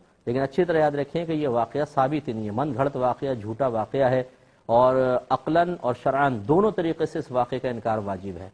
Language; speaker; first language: Urdu; native; Urdu